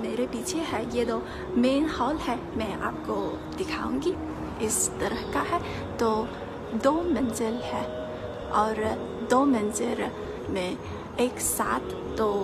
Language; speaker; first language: Hindi; non-native, fluent; Chinese